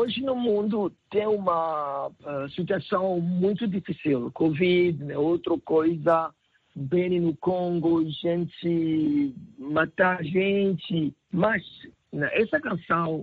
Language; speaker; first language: Portuguese; non-native, learner; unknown